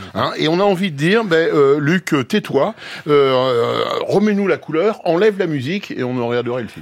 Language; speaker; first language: French; native; French